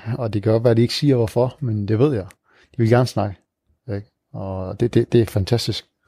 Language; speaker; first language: Danish; early bilingual, other home language; Arabic